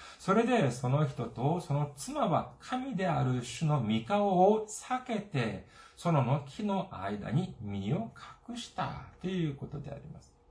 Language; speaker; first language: Japanese; non-native, fluent; Korean